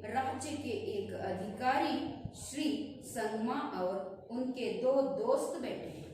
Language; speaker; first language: Hindi; non-native, local second language; Kannada